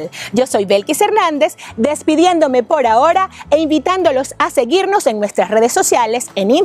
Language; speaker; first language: Spanish; native; Spanish